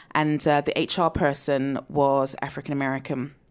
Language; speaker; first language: English; native; English